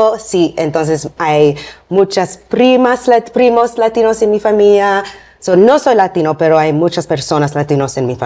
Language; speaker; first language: Spanish; non-native, learner; English